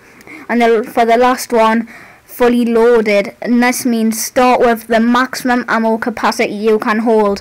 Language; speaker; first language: English; native; English